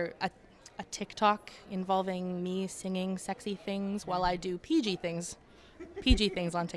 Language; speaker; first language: English; native; English